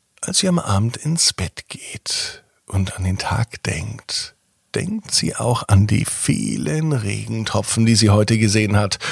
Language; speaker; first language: German; native; German